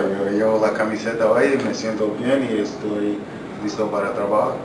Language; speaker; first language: Spanish; non-native, learner; English